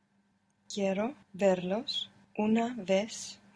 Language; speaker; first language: Spanish; non-native, learner; English